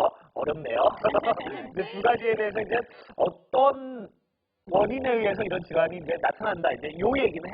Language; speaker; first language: Korean; native; Korean